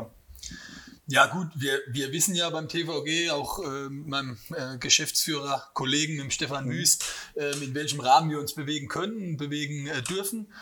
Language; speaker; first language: German; native; German